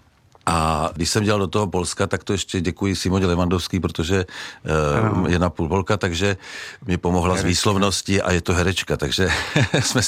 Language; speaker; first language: Czech; native; Czech